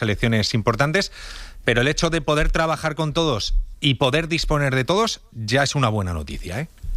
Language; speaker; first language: Spanish; native; Spanish